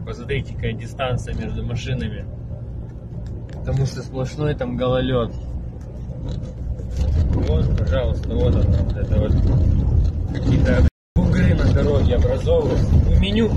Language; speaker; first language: Russian; native; Russian